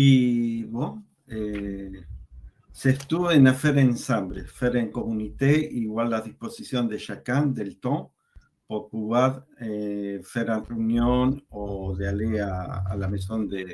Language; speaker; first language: French; non-native, learner; Spanish